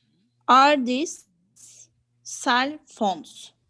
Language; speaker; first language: English; non-native, learner; Turkish